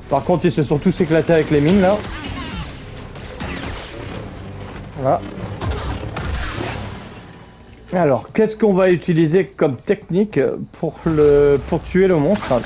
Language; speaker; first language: French; native; French